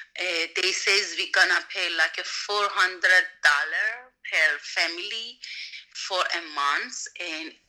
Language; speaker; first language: English; non-native, learner; Persian